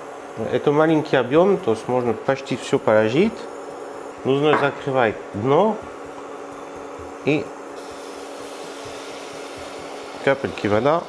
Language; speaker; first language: Russian; non-native, learner; French